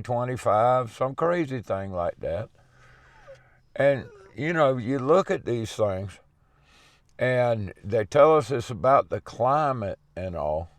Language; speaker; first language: English; native; English